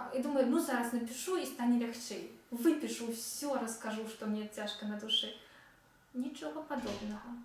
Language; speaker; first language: Belarusian; non-native, local second language; Russian